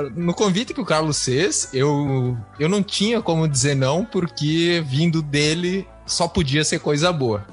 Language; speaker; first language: Portuguese; native; Portuguese